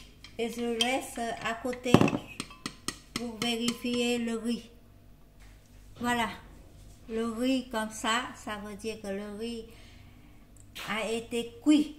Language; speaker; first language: French; non-native, learner; Vietnamese